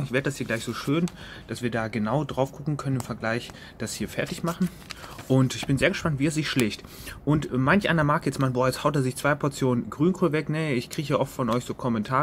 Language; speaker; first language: German; native; German